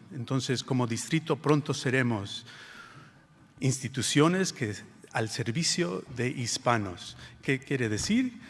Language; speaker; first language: Spanish; early bilingual, heritage; Spanish